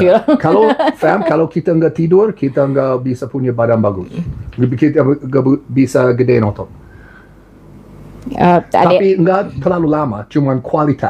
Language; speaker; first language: Indonesian; non-native, learner; English